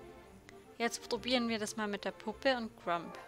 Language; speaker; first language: German; native; German